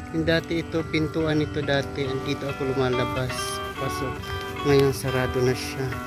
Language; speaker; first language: Filipino; non-native, local second language; Waray